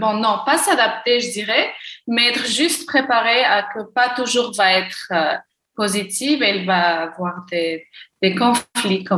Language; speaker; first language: French; non-native, local second language; Arabic